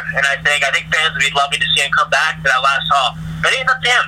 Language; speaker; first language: English; native; English